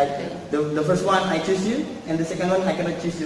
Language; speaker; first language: English; non-native, learner; Indonesian